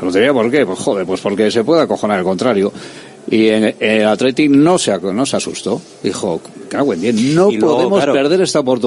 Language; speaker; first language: Spanish; native; Spanish